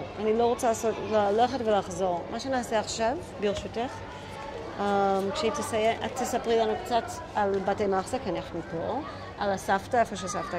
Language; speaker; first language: Hebrew; native; Hebrew